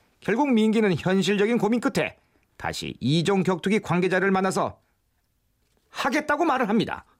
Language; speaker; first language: Korean; native; Korean